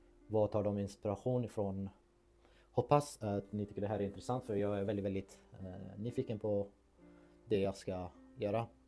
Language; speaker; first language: Swedish; non-native, fluent; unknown